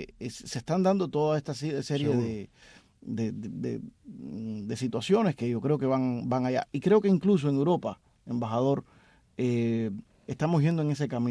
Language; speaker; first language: Spanish; native; Spanish